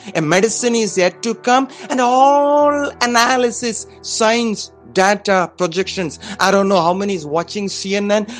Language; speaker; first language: English; non-native, local second language; Malayalam